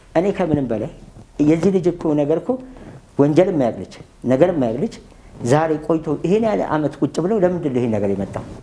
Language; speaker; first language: Amharic; native; Amharic